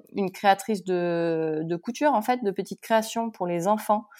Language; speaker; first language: French; native; French